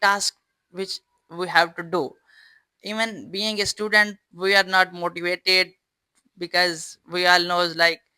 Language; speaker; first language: English; non-native, fluent; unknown